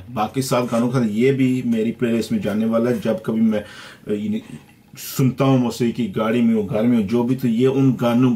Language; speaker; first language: Urdu; early bilingual, other home language; Punjabi